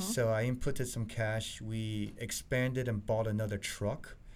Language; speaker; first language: English; early bilingual, other home language; Chinese